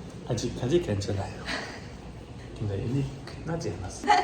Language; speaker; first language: Korean; non-native, learner; Hungarian